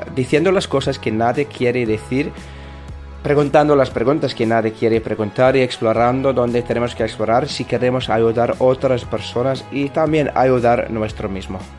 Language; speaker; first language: Spanish; non-native, learner; English